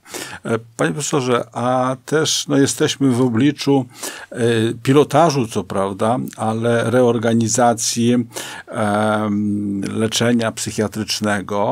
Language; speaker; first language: Polish; native; Polish